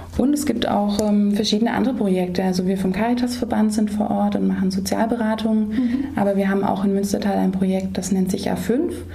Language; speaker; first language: German; native; German